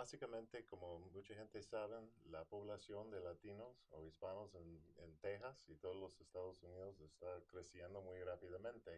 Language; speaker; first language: Spanish; non-native, fluent; English